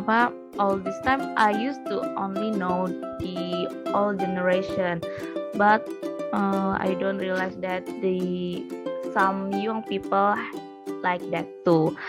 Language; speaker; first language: English; non-native, learner; Indonesian